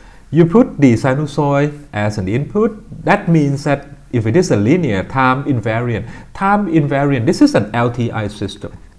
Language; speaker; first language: English; non-native, fluent; Thai